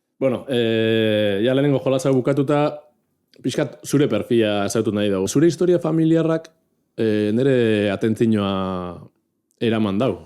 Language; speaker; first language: Basque; native; Basque